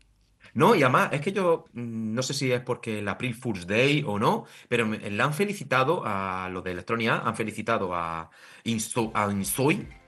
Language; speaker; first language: Spanish; native; Spanish